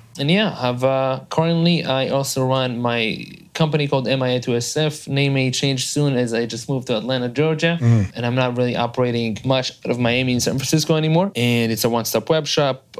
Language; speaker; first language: English; non-native, fluent; Hebrew